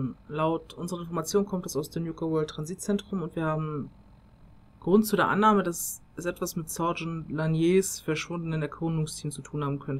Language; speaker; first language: German; native; German